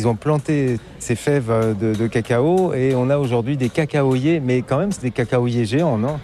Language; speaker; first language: French; native; French